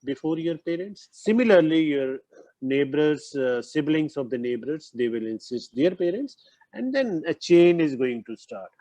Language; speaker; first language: English; non-native, local second language; Punjabi